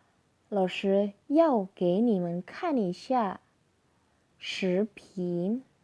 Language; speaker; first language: Chinese; non-native, fluent; Indonesian